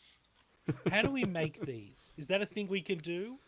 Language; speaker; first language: English; native; English